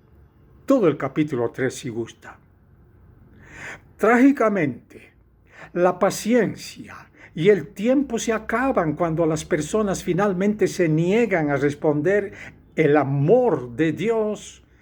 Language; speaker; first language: Spanish; native; Spanish